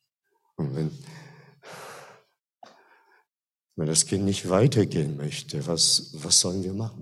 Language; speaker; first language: German; non-native, fluent; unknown